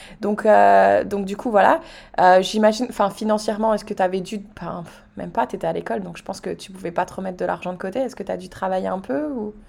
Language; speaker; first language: French; native; French